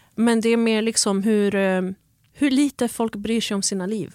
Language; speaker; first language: Swedish; early bilingual, other home language; Persian